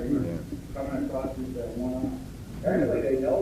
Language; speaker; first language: English; native; English